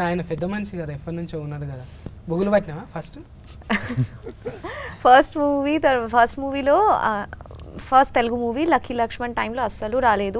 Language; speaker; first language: Telugu; native; Telugu